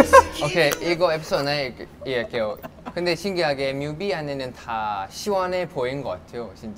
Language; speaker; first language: Korean; non-native, fluent; Thai